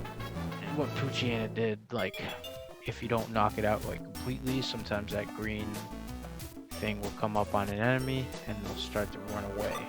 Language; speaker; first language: English; native; English